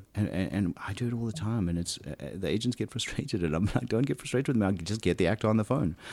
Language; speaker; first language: English; native; English